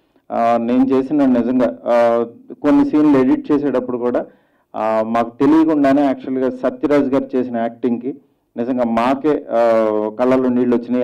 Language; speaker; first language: Telugu; native; Telugu